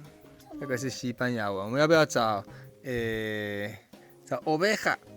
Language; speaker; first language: Chinese; non-native, fluent; English